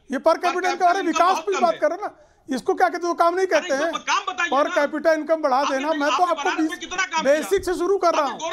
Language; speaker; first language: Hindi; native; Hindi